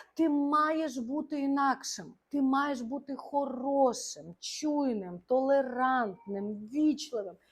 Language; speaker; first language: Ukrainian; non-native, local second language; Russian